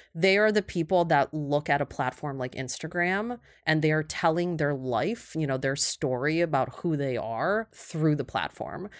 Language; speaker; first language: English; early bilingual, other home language; Russian